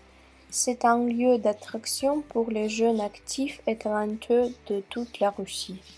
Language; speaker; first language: French; non-native, learner; Russian